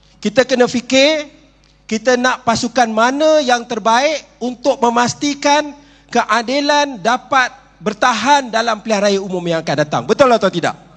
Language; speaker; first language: Malay; native; Malay